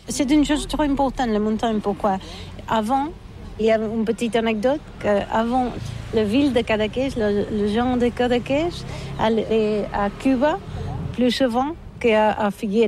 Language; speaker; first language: French; non-native, learner; Catalan